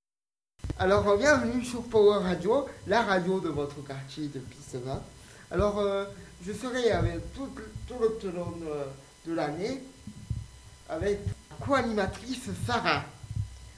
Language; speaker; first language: French; native; French